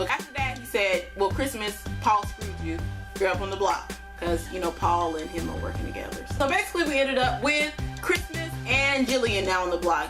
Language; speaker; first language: English; native; English